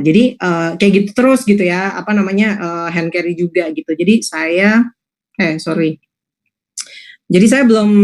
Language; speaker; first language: Indonesian; native; Indonesian